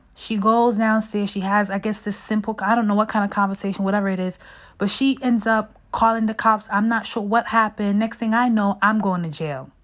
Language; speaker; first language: English; native; English